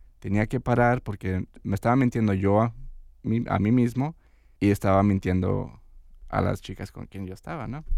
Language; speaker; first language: Spanish; early bilingual, heritage; Spanish